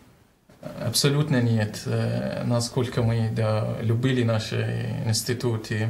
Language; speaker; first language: Russian; non-native, learner; Arabic